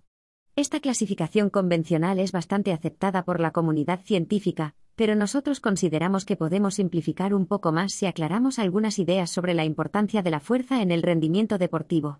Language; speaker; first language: Spanish; native; Spanish